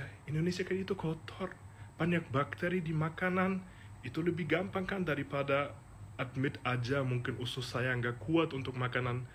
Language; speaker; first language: Indonesian; non-native, fluent; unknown